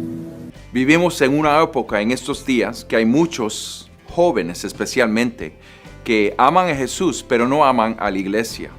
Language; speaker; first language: Spanish; non-native, fluent; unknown